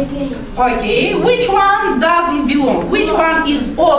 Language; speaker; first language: English; non-native, fluent; Azerbaijani